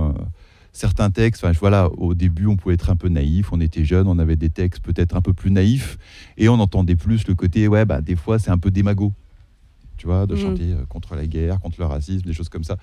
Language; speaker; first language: French; early bilingual, other home language; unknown